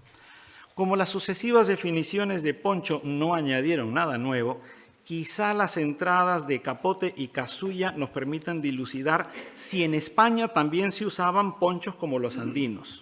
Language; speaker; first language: Spanish; native; Spanish